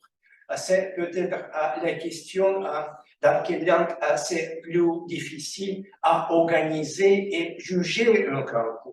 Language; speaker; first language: French; non-native, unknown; Russian